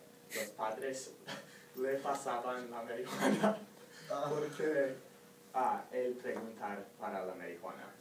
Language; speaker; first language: Spanish; non-native, learner; English